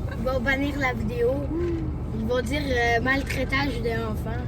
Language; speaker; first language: French; native; French